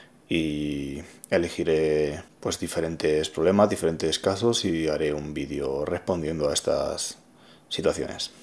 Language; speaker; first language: Spanish; native; Spanish